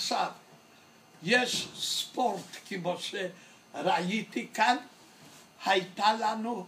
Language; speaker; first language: Hebrew; non-native, fluent; Yiddish